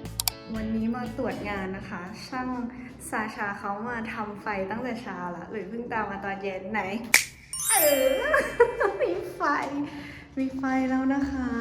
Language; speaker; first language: Thai; native; Thai